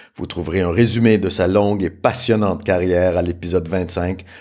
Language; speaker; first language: French; native; French